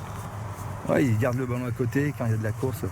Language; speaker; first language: French; native; French